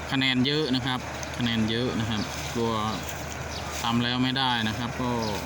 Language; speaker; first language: Thai; non-native, local second language; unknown